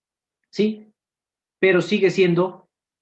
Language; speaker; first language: Spanish; native; Spanish